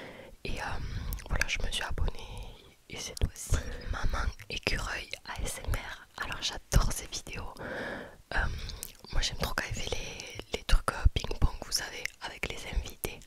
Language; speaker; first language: French; native; French